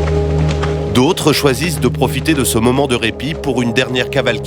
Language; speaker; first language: French; native; French